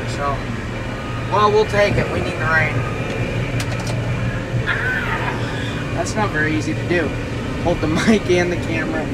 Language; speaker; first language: English; native; English